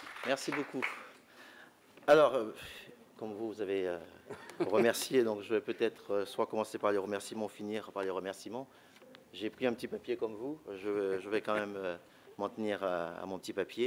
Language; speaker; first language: French; native; French